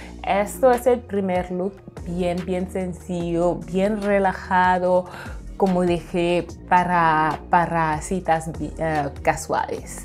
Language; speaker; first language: Spanish; non-native, fluent; English